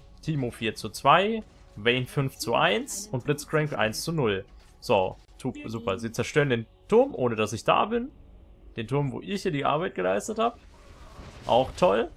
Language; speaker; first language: German; native; German